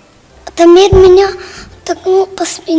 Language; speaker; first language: Russian; non-native, local second language; Tajik